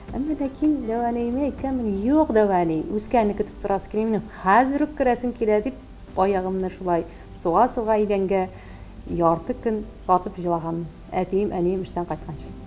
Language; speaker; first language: Tatar; native; Tatar